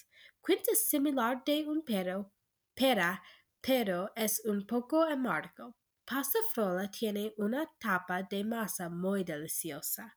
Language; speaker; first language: Spanish; non-native, learner; English